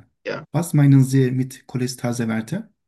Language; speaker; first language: German; non-native, learner; Turkish